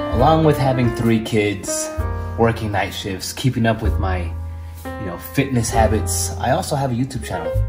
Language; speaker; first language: English; native; English